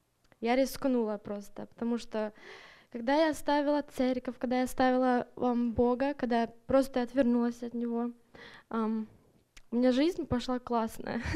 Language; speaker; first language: Russian; early bilingual, heritage; Russian